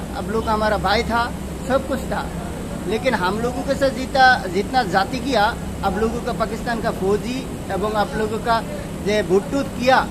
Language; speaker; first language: Hindi; non-native, learner; Bangla